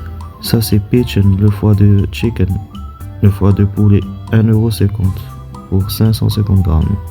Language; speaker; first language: French; non-native, local second language; Arabic